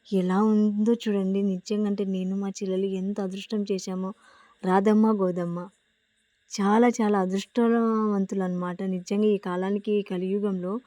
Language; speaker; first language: Telugu; native; Telugu